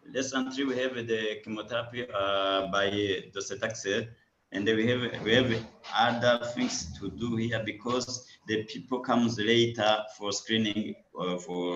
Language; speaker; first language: English; non-native, learner; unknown